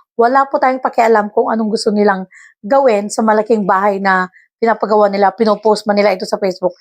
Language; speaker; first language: Filipino; non-native, local second language; Iloko